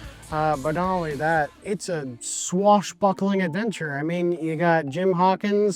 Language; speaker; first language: English; native; English